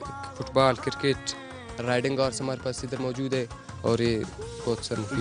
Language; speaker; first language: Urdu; non-native, local second language; Pashto